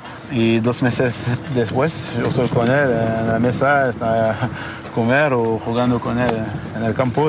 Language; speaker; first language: Spanish; non-native, learner; French